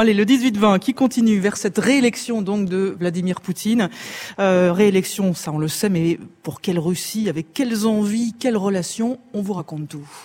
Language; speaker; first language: French; native; French